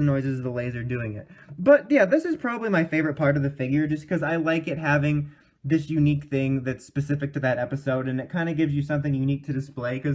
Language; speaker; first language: English; native; English